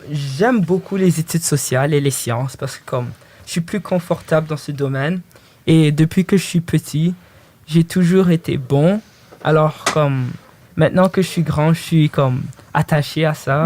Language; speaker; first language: French; early bilingual, other home language; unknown